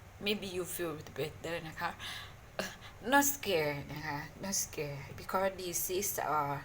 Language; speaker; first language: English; non-native, learner; Thai